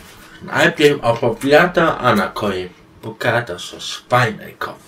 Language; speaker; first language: Polish; non-native, learner; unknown